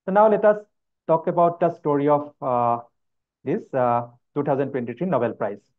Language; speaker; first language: English; non-native, local second language; Assamese